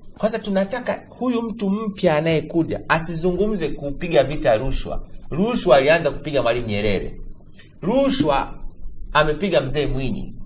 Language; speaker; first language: Swahili; native; Swahili